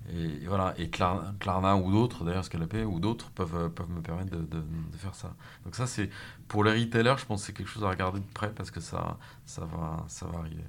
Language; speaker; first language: French; native; French